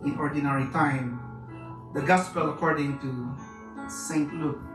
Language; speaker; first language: English; non-native, local second language; Filipino